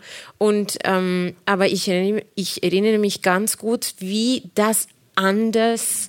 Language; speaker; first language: German; non-native, fluent; Spanish